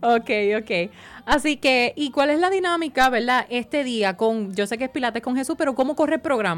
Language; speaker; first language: Spanish; native; Spanish